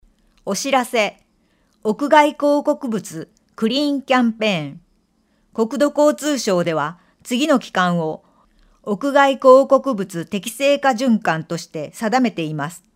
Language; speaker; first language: Japanese; native; Japanese